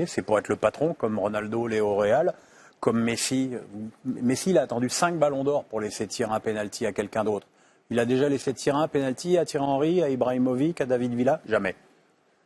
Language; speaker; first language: French; native; French